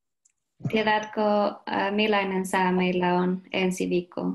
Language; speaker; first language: Finnish; non-native, learner; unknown